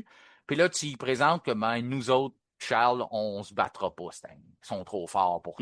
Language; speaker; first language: French; native; French